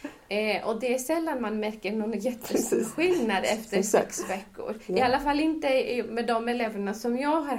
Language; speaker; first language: Swedish; non-native, fluent; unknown